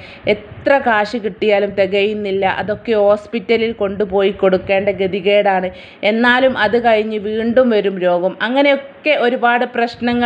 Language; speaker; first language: Malayalam; native; Malayalam